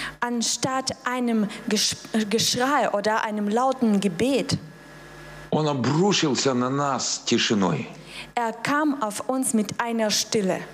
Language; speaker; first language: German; non-native, fluent; Russian